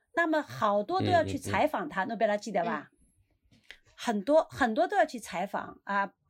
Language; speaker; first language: Chinese; native; Chinese